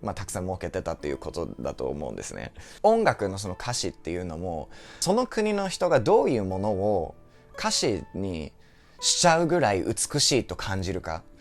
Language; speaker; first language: Japanese; non-native, fluent; English